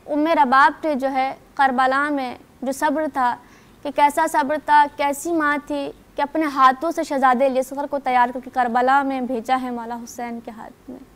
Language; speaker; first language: Urdu; non-native, local second language; Sindhi